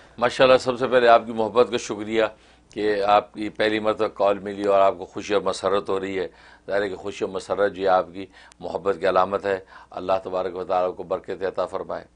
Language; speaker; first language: Urdu; native; Urdu